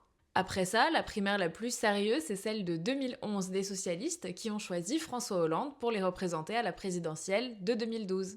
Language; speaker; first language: French; native; French